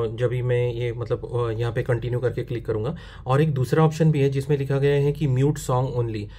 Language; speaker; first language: Hindi; non-native, local second language; Marathi